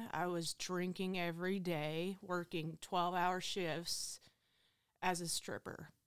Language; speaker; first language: English; native; English